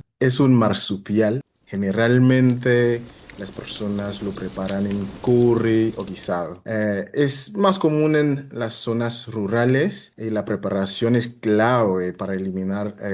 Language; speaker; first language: Spanish; non-native, fluent; English